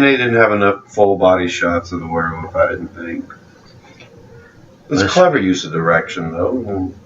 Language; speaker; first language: English; native; English